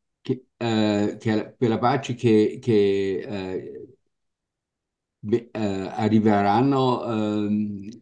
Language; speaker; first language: Italian; non-native, learner; German